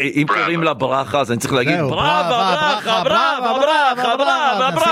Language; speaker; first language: Hebrew; native; Hebrew